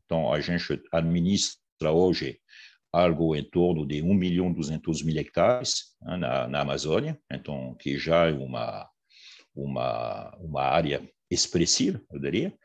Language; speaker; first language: Portuguese; non-native, fluent; French